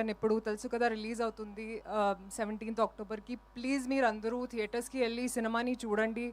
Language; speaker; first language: Telugu; non-native, fluent; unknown